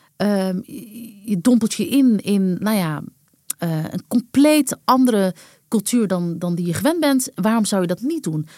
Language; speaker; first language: Dutch; native; Dutch